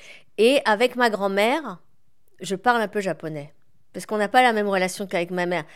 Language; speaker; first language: French; native; French